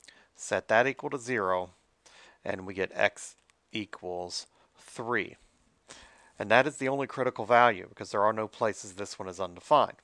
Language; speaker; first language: English; native; English